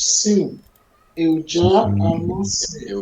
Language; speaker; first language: Portuguese; non-native, learner; English